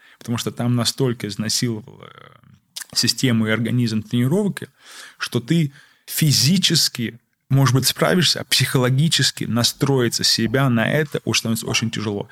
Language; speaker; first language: Russian; early bilingual, heritage; Russian